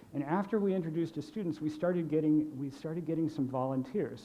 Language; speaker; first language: English; native; English